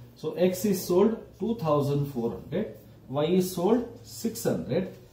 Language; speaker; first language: English; non-native, local second language; Kannada